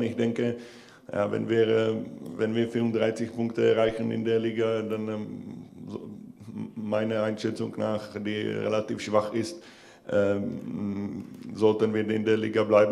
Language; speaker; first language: German; non-native, fluent; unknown